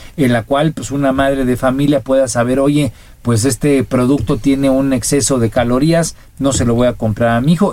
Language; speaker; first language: Spanish; native; Spanish